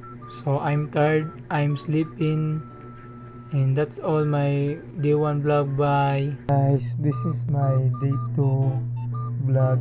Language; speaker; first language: English; non-native, learner; Cebuano